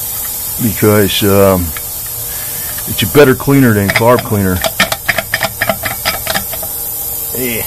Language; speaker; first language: English; native; English